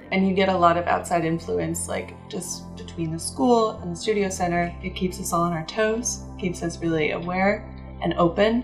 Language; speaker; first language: English; native; English